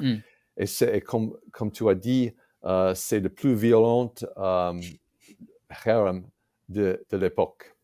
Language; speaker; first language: French; non-native, fluent; English